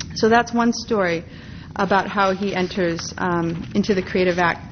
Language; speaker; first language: English; native; English